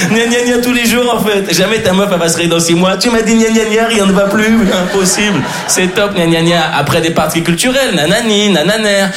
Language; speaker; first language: French; native; French